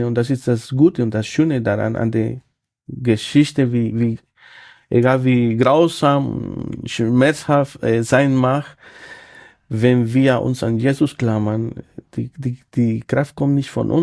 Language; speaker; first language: German; non-native, fluent; Spanish